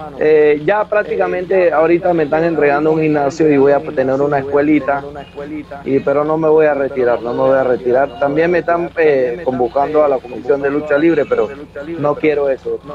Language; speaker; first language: Spanish; native; Spanish